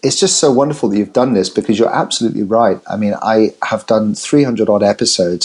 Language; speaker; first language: English; native; English